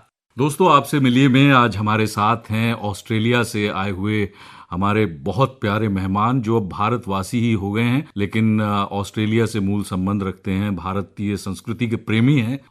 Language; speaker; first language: Hindi; native; Hindi